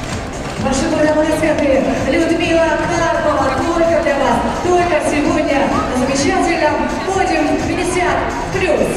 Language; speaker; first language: Russian; native; Russian